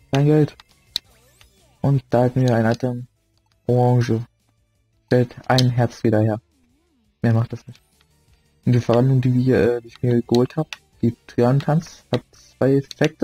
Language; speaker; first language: German; native; German